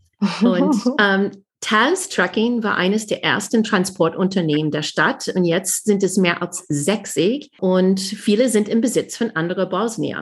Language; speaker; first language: German; non-native, fluent; English